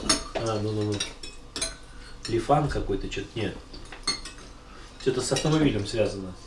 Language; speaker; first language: Russian; native; Russian